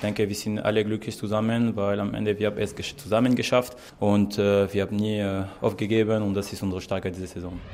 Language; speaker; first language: German; non-native, learner; French